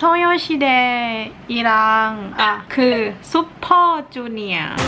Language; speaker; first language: Korean; non-native, learner; Thai